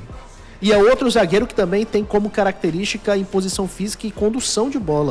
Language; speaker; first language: Portuguese; native; Portuguese